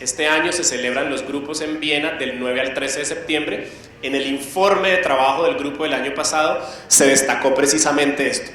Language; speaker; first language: Spanish; native; Spanish